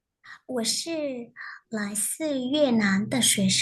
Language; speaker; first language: Chinese; non-native, learner; Vietnamese